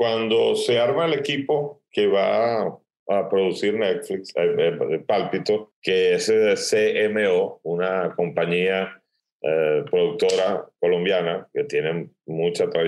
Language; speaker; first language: Spanish; native; Spanish